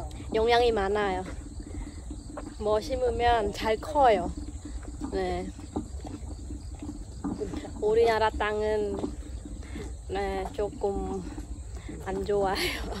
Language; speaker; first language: Korean; non-native, learner; Khmer